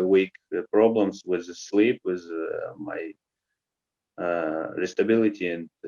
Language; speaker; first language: English; non-native, learner; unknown